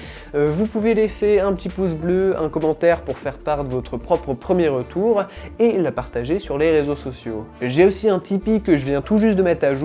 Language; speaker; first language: French; native; French